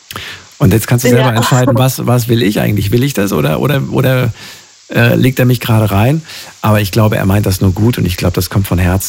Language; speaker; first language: German; native; German